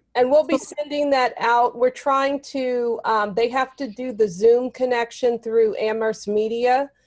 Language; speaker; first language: English; native; English